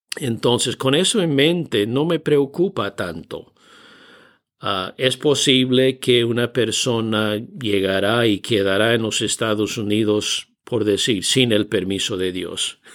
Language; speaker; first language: Spanish; non-native, fluent; English